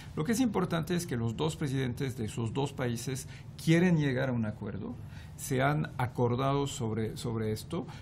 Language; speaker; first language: Spanish; non-native, fluent; French